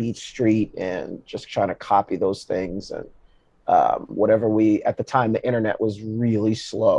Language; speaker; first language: English; native; English